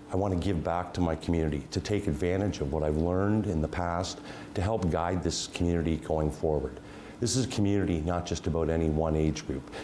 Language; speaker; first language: English; native; English